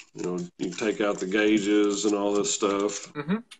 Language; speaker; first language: English; native; English